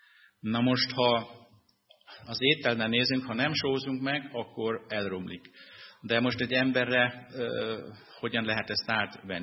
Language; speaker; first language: Hungarian; non-native, fluent; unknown